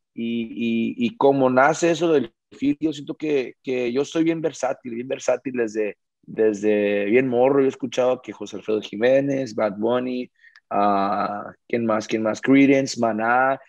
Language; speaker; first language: Spanish; early bilingual, heritage; Spanish